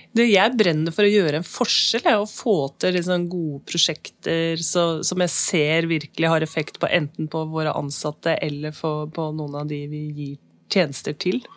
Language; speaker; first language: Norwegian; native; Norwegian